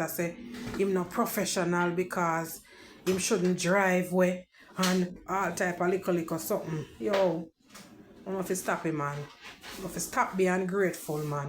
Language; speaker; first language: English; native; English